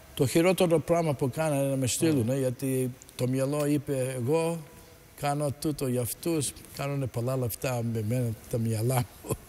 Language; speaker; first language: Greek; early bilingual, heritage; Greek